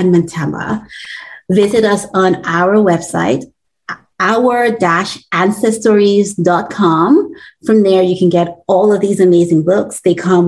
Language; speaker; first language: English; non-native, local second language; Bini